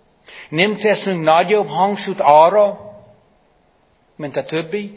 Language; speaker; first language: Hungarian; non-native, fluent; English